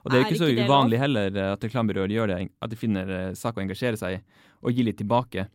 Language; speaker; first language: Norwegian; native; Norwegian